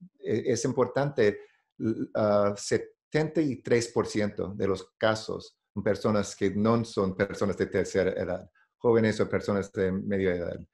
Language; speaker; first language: Spanish; non-native, learner; English